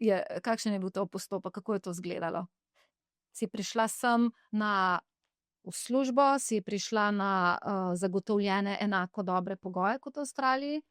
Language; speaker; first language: Slovenian; native; Slovenian